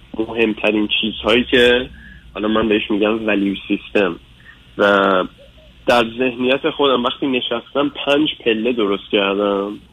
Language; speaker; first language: Persian; early bilingual, other home language; English